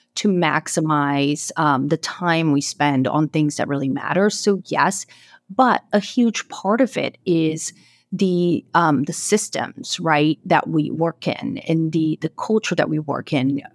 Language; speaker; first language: English; non-native, fluent; Portuguese